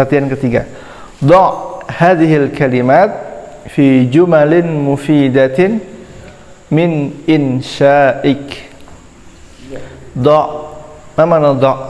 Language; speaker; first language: Arabic; non-native, fluent; Indonesian